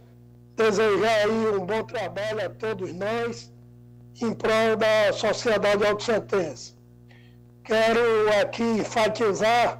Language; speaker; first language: Portuguese; native; Portuguese